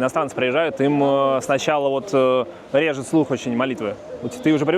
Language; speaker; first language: Russian; native; Russian